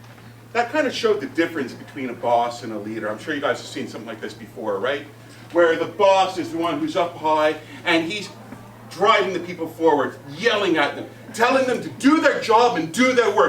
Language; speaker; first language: English; native; English